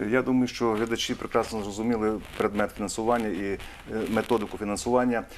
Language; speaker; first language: Ukrainian; native; Ukrainian